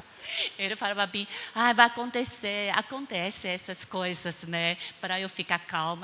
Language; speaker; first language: Portuguese; non-native, fluent; Chinese